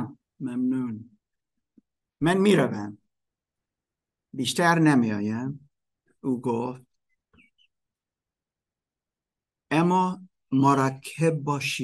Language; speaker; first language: Persian; non-native, fluent; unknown